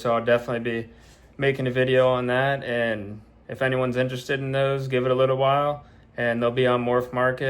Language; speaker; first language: English; native; English